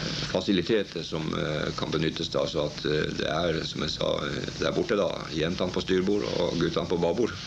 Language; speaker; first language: Norwegian; native; Norwegian